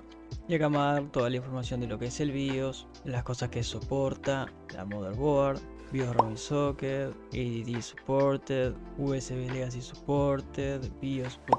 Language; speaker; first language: Spanish; native; Spanish